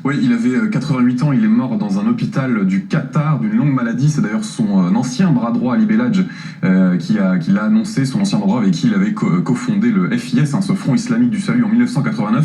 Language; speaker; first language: French; native; French